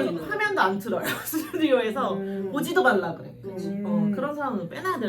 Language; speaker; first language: Korean; native; Korean